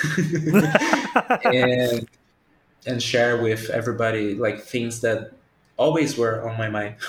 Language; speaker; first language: English; non-native, fluent; Portuguese